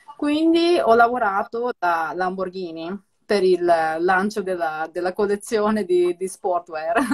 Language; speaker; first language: Italian; non-native, fluent; Japanese